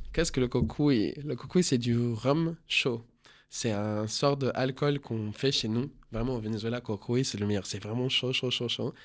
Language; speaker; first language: French; non-native, fluent; Spanish